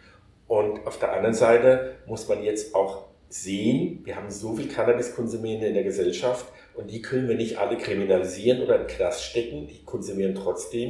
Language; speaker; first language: German; native; German